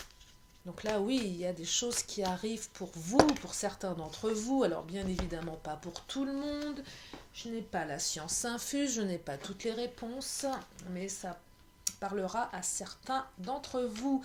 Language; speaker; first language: French; native; French